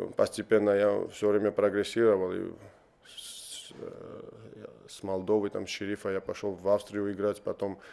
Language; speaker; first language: Russian; non-native, local second language; Georgian